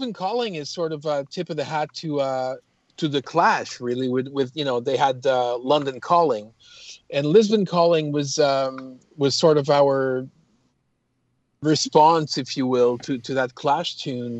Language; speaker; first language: English; early bilingual, other home language; Portuguese